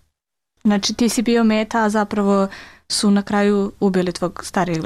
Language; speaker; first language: Serbian; native; Serbian